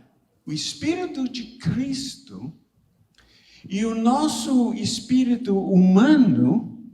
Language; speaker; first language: Portuguese; non-native, fluent; English